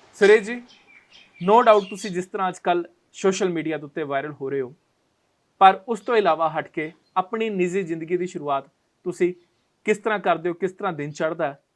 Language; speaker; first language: Punjabi; native; Punjabi